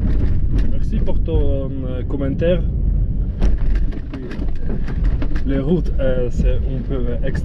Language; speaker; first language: French; non-native, learner; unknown